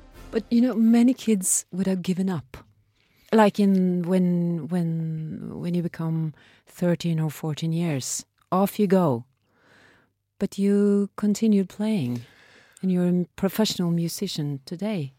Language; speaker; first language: English; non-native, fluent; Norwegian